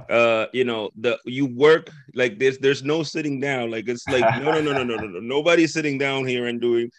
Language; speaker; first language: English; non-native, fluent; Spanish